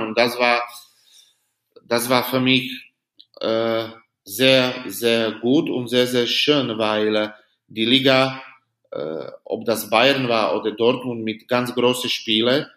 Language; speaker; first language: German; non-native, learner; Slovak